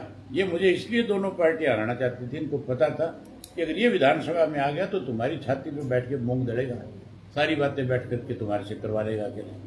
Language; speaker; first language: Hindi; native; Hindi